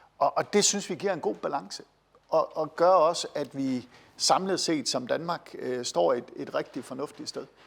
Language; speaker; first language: Danish; native; Danish